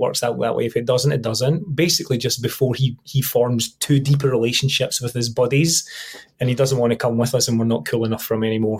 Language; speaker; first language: English; native; English